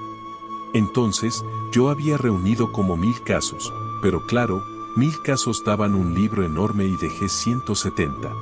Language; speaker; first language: Spanish; native; Spanish